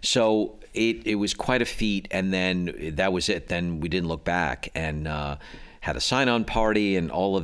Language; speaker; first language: English; native; English